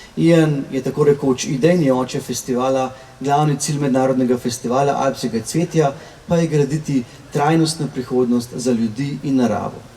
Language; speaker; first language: Slovenian; native; Slovenian